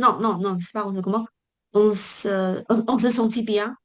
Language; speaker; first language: French; non-native, learner; Chinese